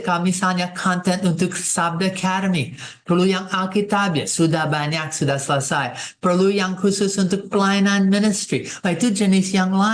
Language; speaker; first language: Indonesian; non-native, fluent; English